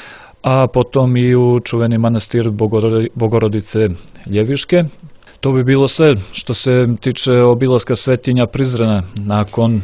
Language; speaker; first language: Croatian; native; Croatian